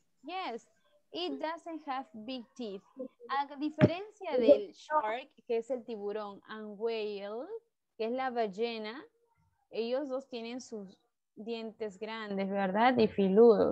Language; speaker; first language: Spanish; native; Spanish